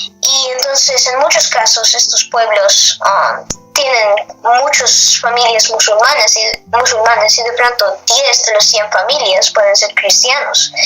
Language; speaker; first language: Spanish; non-native, fluent; English